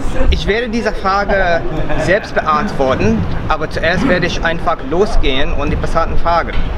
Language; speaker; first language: German; non-native, fluent; English